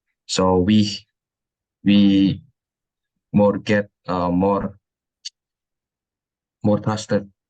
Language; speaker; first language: English; non-native, learner; Indonesian